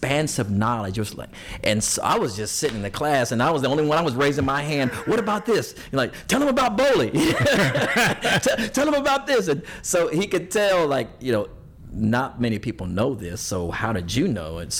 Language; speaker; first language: English; native; English